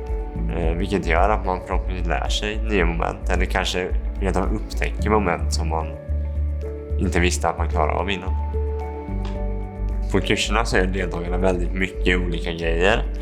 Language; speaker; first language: Swedish; native; Swedish